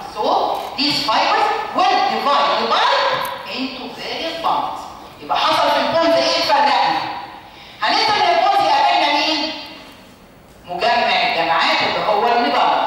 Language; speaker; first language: Arabic; native; Arabic